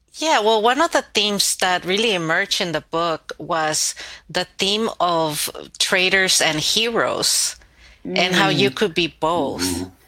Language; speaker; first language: English; early bilingual, other home language; Spanish